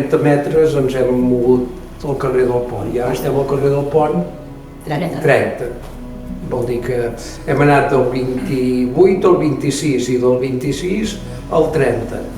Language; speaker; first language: Catalan; native; Catalan